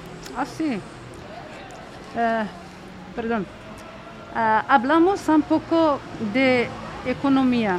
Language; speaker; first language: Spanish; non-native, fluent; Arabic